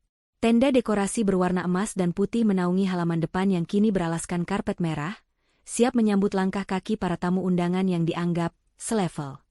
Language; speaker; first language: Indonesian; native; Indonesian